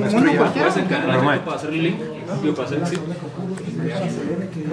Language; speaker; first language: Spanish; native; Spanish